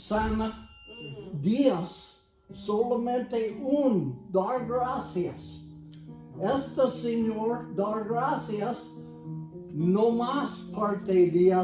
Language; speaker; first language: Spanish; non-native, learner; English